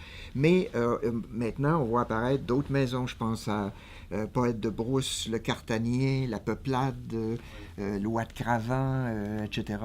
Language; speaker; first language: French; native; French